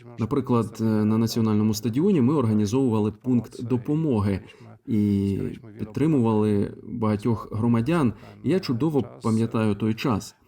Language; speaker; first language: Ukrainian; non-native, fluent; Polish